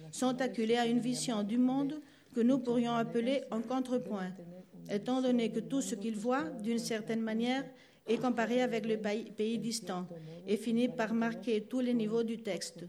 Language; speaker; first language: French; non-native, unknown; Spanish